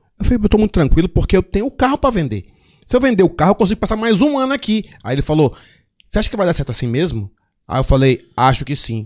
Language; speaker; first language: Portuguese; native; Portuguese